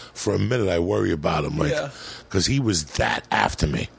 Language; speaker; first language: English; native; English